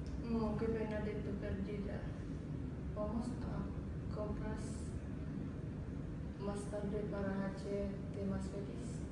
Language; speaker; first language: Spanish; non-native, learner; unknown